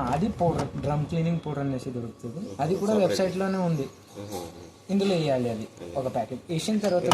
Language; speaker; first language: Telugu; non-native, local second language; Kannada